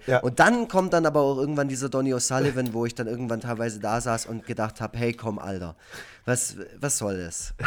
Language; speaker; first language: German; native; German